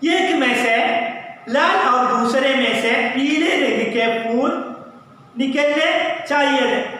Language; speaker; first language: Hindi; non-native, local second language; Malayalam